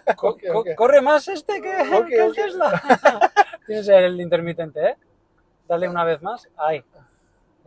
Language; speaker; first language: Spanish; native; Spanish